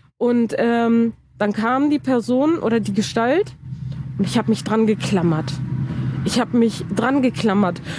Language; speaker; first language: German; early bilingual, other home language; Turkish